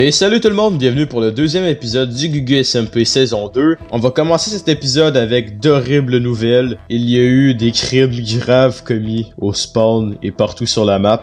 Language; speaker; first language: French; native; French